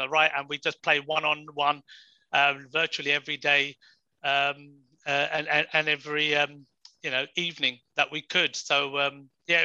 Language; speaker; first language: English; native; English